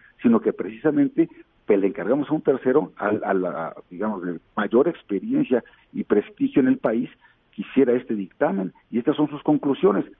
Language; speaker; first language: Spanish; native; Spanish